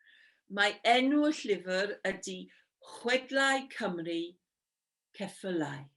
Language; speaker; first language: Welsh; non-native, fluent; English